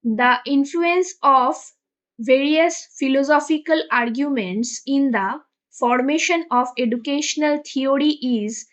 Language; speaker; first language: English; non-native, local second language; Bangla